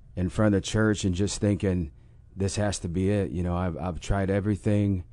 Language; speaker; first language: English; native; English